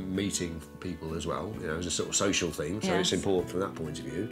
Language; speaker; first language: English; native; English